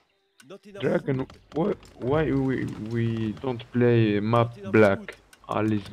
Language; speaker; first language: English; non-native, learner; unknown